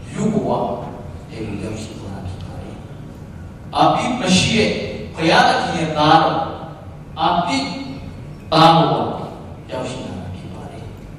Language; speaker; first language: Burmese; non-native, local second language; Tedim Chin